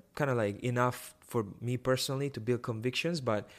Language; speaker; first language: English; non-native, fluent; Italian